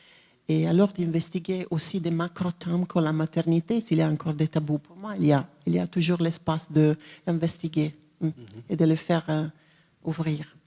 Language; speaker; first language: French; non-native, fluent; Italian